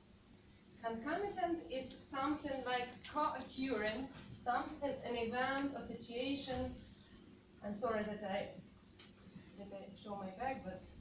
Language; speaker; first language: English; non-native, fluent; Russian